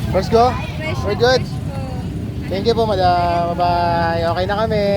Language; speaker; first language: Filipino; native; Filipino